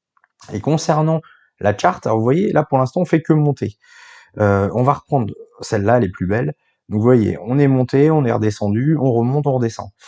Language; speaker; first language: French; native; French